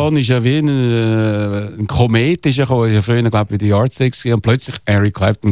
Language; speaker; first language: German; native; German